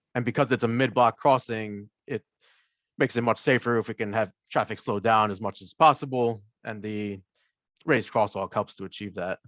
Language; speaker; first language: English; native; English